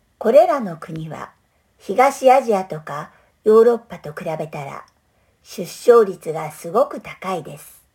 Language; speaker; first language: Japanese; non-native, fluent; English